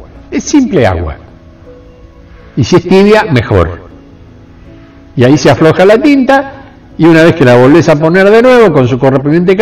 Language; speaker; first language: Spanish; native; Spanish